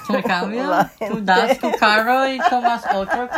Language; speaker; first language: Spanish; non-native, fluent; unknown